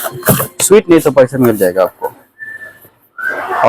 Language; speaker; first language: Hindi; non-native, fluent; Malayalam